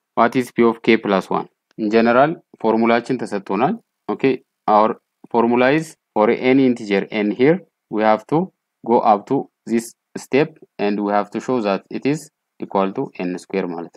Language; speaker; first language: English; non-native, local second language; Amharic